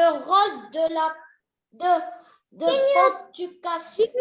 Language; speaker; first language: French; non-native, learner; Arabic